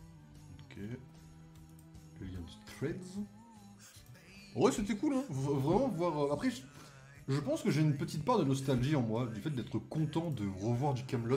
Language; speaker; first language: French; native; French